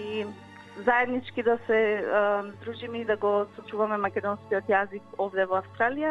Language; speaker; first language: Macedonian; native; Macedonian